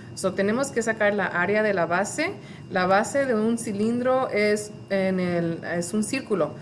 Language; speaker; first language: Spanish; early bilingual, other home language; English